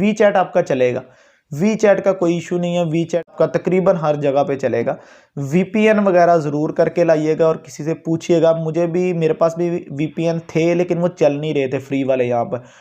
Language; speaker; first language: Urdu; non-native, local second language; Punjabi